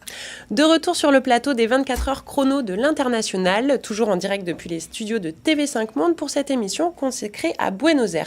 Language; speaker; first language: French; native; French